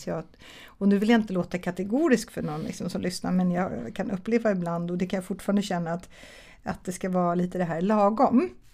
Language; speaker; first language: Swedish; early bilingual, other home language; German